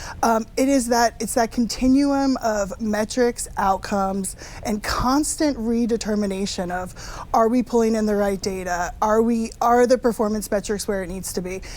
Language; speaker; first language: English; native; English